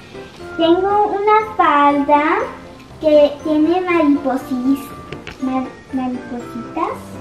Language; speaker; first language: Spanish; early bilingual, other home language; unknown